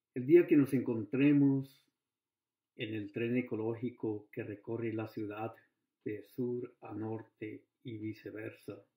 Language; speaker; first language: Spanish; native; Spanish